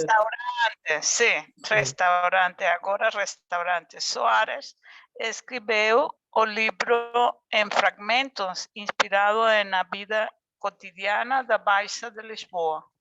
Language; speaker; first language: Portuguese; non-native, learner; Spanish